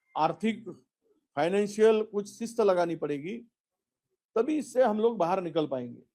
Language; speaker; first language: Hindi; non-native, local second language; Marathi